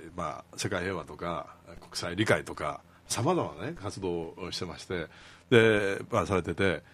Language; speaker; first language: Japanese; native; Japanese